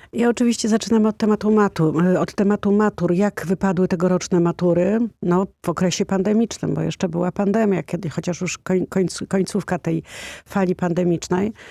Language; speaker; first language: Polish; native; Polish